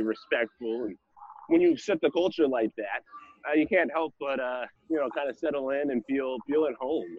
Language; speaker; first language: English; native; English